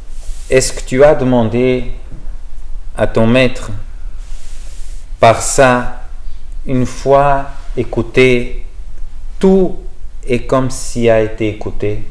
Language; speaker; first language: French; non-native, learner; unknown